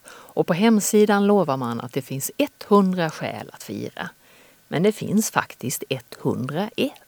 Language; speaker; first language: Swedish; native; Swedish